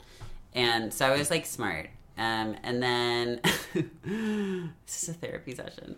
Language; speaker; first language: English; native; English